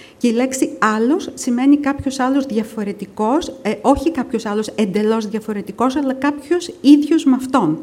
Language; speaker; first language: Greek; early bilingual, other home language; English